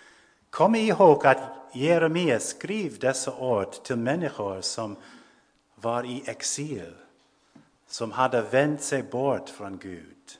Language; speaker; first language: Swedish; non-native, fluent; English